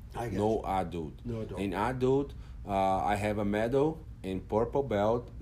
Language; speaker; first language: English; non-native, learner; Portuguese